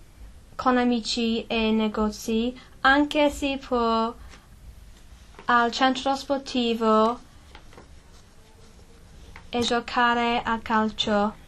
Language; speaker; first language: Italian; non-native, learner; English